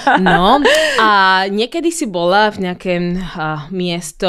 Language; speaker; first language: Slovak; non-native, fluent; Spanish